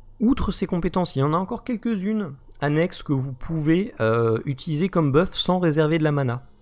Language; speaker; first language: French; native; French